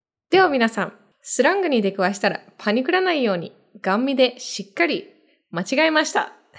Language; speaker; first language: Japanese; native; Japanese